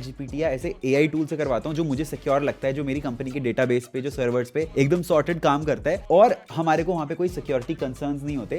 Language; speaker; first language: Hindi; native; Hindi